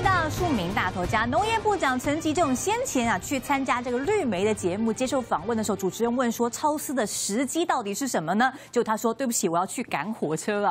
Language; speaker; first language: Chinese; native; Chinese